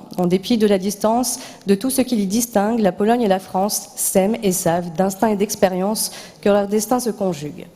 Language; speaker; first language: French; native; French